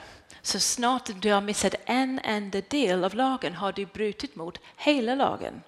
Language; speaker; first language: Swedish; non-native, fluent; English